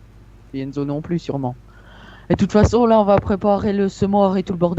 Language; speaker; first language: French; native; French